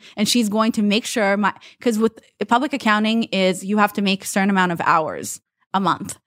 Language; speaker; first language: English; non-native, fluent; Hebrew